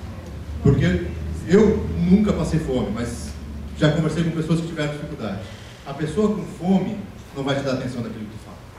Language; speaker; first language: Portuguese; native; Portuguese